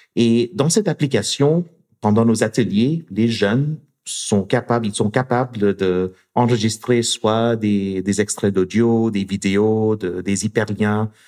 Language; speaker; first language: French; non-native, fluent; English